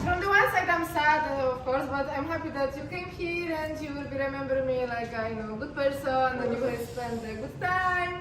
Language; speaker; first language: English; non-native, learner; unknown